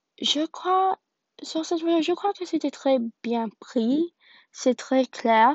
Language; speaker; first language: French; non-native, learner; English